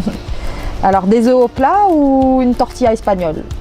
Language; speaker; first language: French; native; French